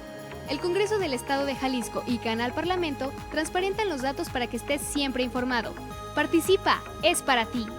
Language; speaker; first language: Spanish; native; Spanish